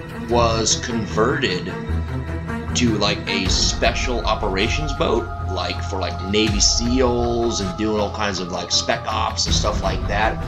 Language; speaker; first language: English; native; English